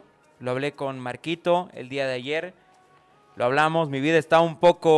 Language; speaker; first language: Spanish; native; Spanish